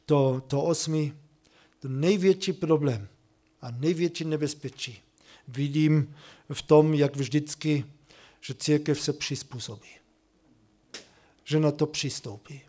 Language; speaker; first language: Czech; non-native, fluent; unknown